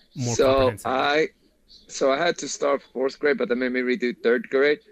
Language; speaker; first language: English; early bilingual, other home language; Spanish